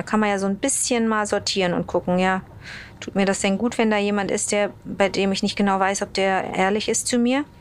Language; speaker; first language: German; early bilingual, other home language; English